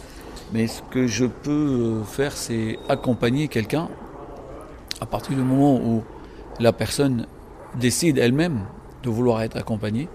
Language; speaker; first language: French; non-native, local second language; Arabic